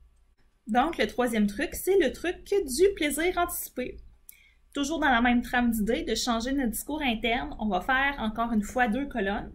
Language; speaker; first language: French; native; French